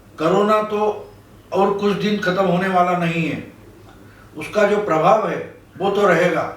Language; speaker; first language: Hindi; non-native, local second language; Marathi